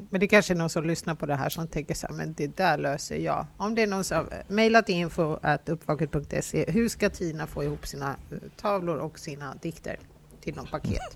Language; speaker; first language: Swedish; native; Swedish